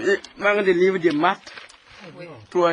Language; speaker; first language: French; non-native, local second language; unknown